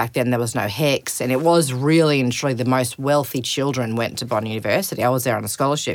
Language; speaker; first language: English; native; English